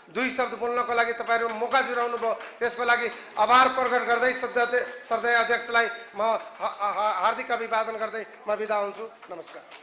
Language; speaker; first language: Nepali; non-native, local second language; Bhojpuri